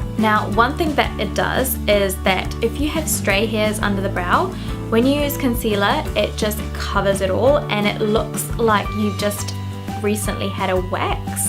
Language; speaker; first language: English; non-native, local second language; Sinhala